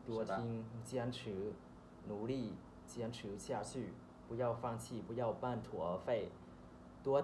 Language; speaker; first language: Chinese; non-native, learner; Thai